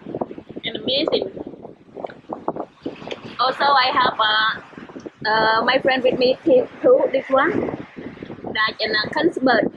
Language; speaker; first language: English; non-native, learner; Khmer